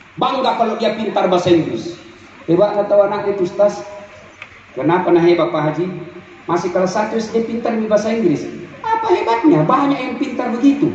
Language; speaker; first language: Indonesian; non-native, local second language; Buginese